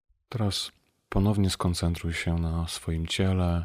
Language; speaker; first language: Polish; native; Polish